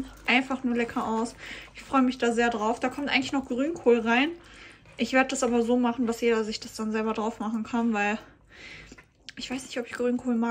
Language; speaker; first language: German; native; German